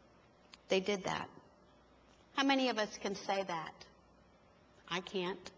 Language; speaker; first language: English; native; English